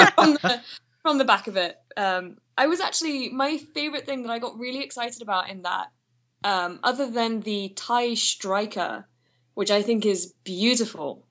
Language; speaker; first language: English; native; English